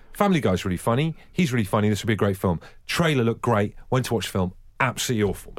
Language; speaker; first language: English; native; English